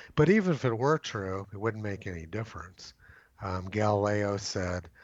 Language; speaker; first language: English; native; English